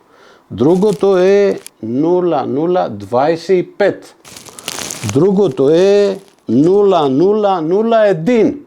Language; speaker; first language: Bulgarian; non-native, fluent; Macedonian